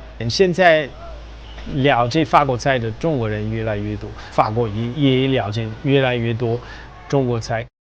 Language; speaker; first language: Chinese; non-native, fluent; French